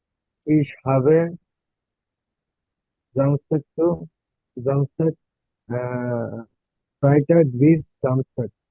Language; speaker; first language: German; non-native, learner; Bangla